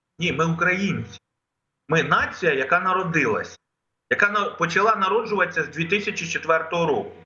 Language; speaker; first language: Ukrainian; non-native, local second language; Russian